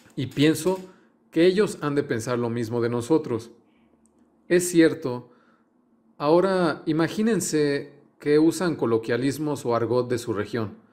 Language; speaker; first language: Spanish; native; Spanish